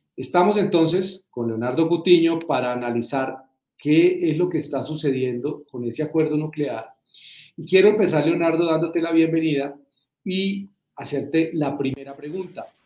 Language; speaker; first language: Spanish; native; Spanish